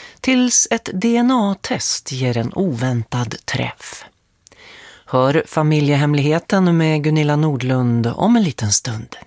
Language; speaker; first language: Swedish; native; Swedish